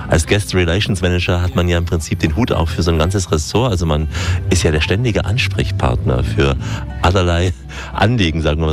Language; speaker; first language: German; native; German